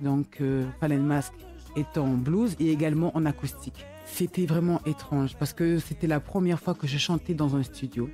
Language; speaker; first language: French; early bilingual, other home language; Lingala